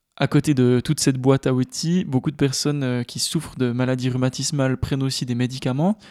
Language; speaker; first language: French; native; French